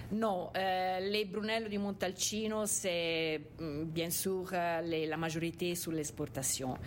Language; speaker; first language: French; non-native, fluent; Italian